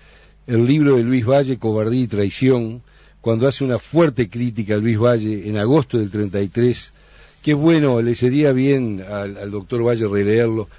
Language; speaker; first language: Spanish; native; Spanish